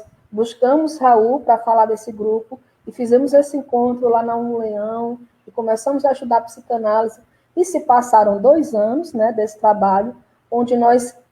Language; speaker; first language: Portuguese; native; Portuguese